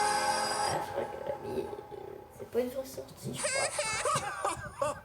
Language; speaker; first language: French; native; French